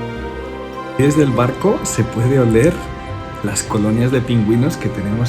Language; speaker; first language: Spanish; native; Spanish